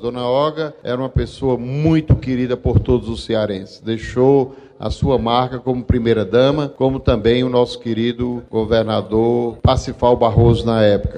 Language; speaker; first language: Portuguese; native; Portuguese